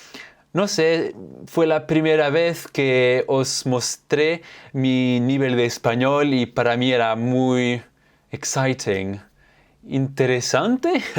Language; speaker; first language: Spanish; non-native, fluent; French